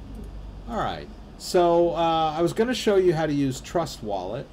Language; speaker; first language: English; native; English